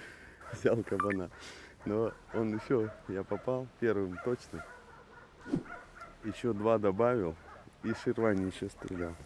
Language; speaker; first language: Russian; native; Russian